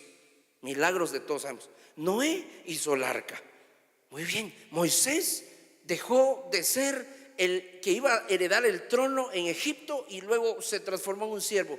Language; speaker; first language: Spanish; native; Spanish